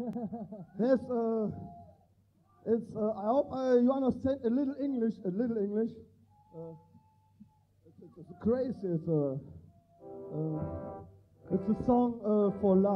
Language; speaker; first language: English; non-native, learner; German